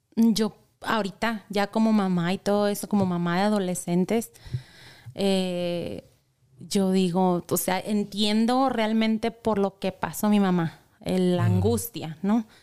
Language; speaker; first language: Spanish; native; Spanish